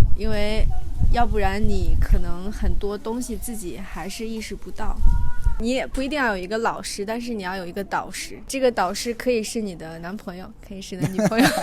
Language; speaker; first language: Chinese; native; Chinese